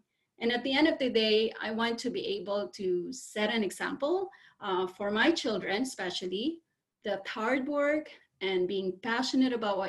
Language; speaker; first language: English; non-native, local second language; Filipino